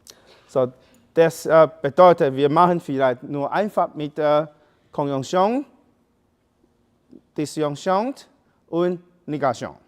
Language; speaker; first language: German; non-native, learner; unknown